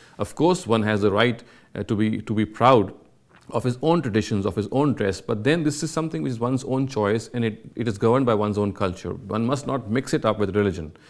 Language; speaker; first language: English; non-native, local second language; Urdu